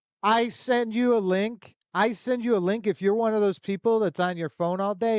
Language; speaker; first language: English; native; English